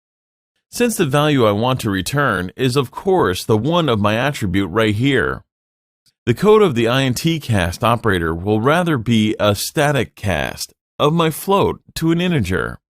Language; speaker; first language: English; non-native, fluent; French